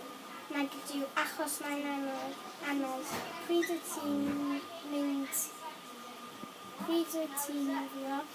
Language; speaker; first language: Welsh; non-native, local second language; English